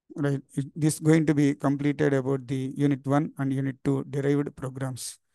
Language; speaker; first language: English; non-native, local second language; Telugu